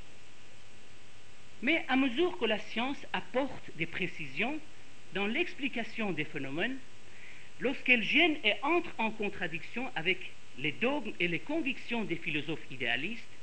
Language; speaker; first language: French; non-native, fluent; Persian